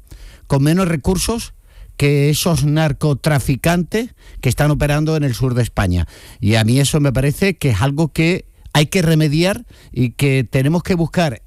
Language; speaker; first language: Spanish; native; Spanish